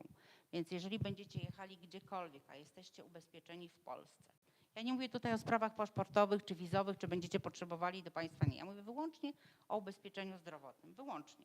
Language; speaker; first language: Polish; native; Polish